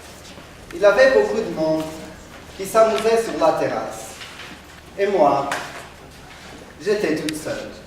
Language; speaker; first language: French; non-native, learner; Spanish